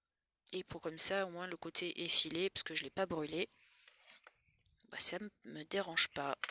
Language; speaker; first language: French; native; French